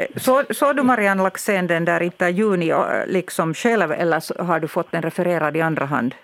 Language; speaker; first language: Swedish; native; Swedish